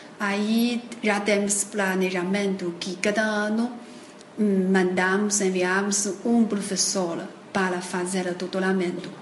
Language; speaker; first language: Portuguese; non-native, fluent; Chinese